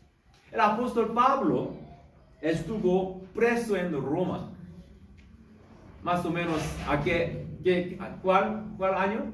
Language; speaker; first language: Spanish; non-native, learner; Korean